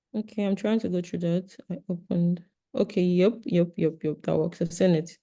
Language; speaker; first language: English; non-native, local second language; Yoruba